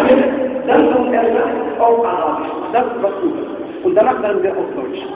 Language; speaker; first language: German; non-native, fluent; Arabic